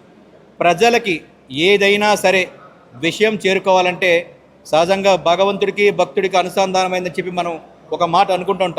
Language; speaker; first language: Telugu; native; Telugu